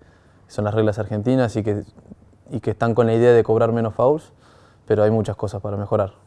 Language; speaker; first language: Spanish; native; Spanish